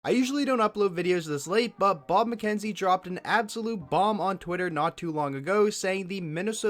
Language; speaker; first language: English; native; English